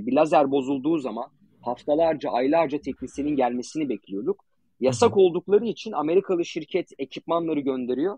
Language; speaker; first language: Turkish; native; Turkish